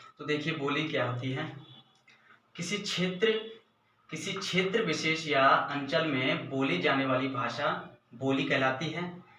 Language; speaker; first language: Hindi; native; Hindi